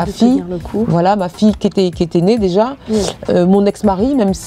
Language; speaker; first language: French; native; French